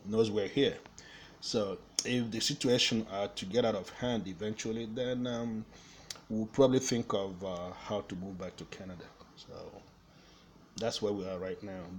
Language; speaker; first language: English; non-native, local second language; Igbo